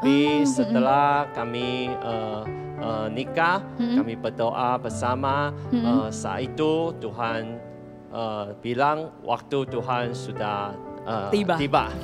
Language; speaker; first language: Indonesian; non-native, fluent; Chinese